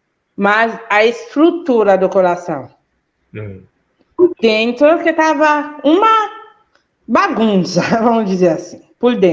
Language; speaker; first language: Portuguese; non-native, fluent; Haitian Creole